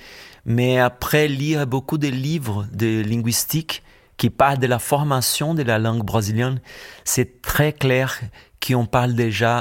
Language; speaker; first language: French; non-native, fluent; Portuguese